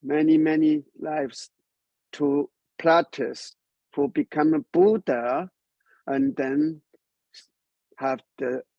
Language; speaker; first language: English; non-native, learner; Chinese